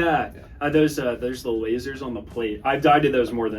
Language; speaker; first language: English; native; English